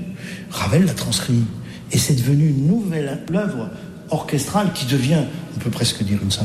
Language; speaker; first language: French; native; French